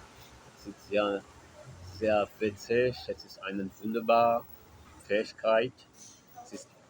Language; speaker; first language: German; non-native, learner; Portuguese